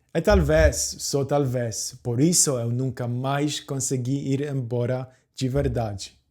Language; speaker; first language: Portuguese; non-native, fluent; Polish